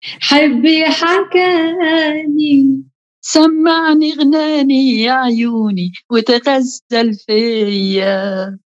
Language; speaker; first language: Arabic; native; Arabic